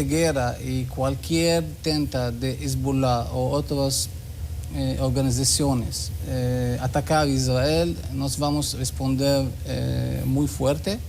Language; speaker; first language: Spanish; non-native, learner; Hebrew